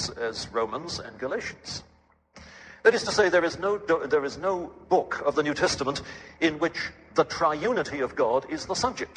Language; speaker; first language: English; native; English